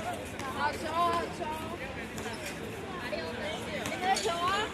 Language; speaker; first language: Chinese; native; Chinese